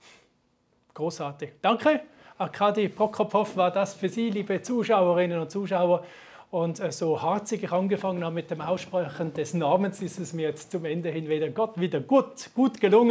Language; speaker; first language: German; native; German